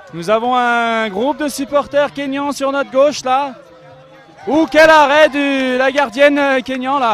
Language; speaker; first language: French; native; French